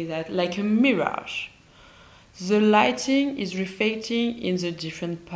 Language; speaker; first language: English; non-native, learner; French